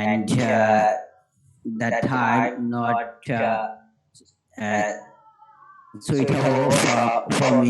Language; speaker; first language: English; non-native, learner; Bangla